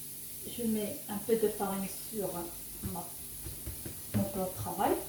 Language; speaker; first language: French; non-native, local second language; Arabic